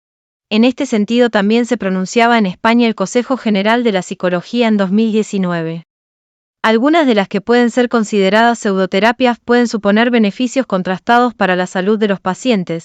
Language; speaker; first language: Spanish; native; Spanish